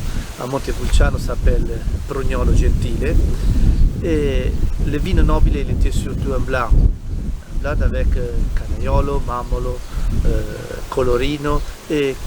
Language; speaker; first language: French; non-native, learner; Italian